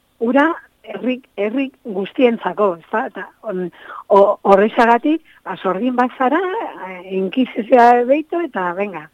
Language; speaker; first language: Basque; non-native, local second language; Spanish